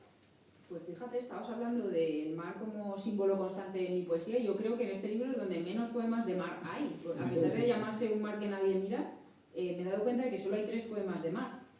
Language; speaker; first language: Spanish; native; Spanish